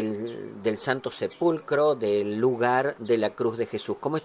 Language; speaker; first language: Spanish; native; Spanish